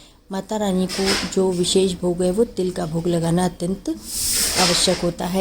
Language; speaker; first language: Hindi; native; Hindi